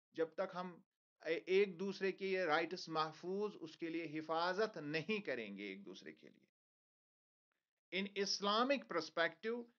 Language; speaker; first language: Hindi; non-native, local second language; Kashmiri